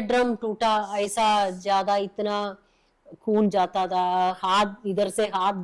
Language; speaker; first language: Hindi; non-native, local second language; Malayalam